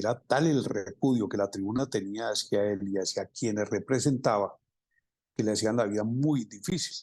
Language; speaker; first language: Spanish; native; Spanish